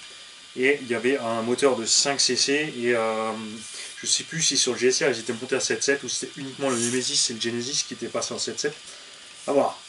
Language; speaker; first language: French; native; French